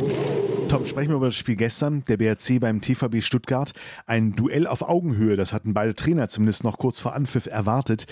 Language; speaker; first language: German; native; German